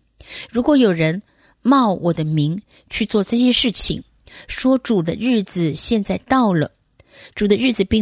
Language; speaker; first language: Chinese; native; Chinese